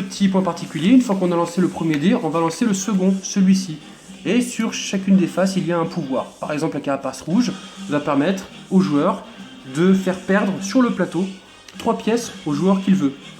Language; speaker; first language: French; native; French